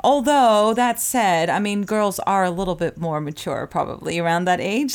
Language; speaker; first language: English; early bilingual, other home language; Japanese